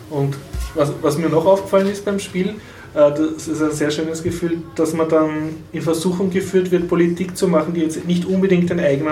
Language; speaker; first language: German; native; German